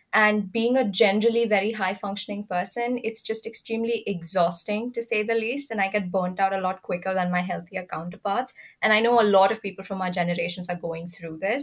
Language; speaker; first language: English; non-native, local second language; Hindi